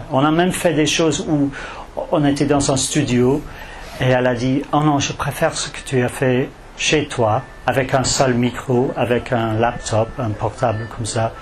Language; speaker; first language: French; non-native, fluent; English